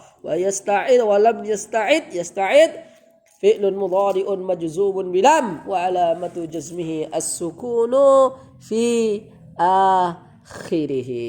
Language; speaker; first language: Arabic; non-native, fluent; Indonesian